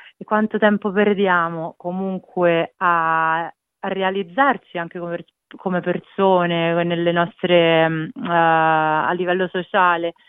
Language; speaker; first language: Italian; native; Italian